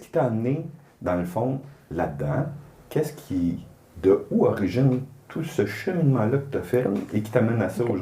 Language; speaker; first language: French; native; French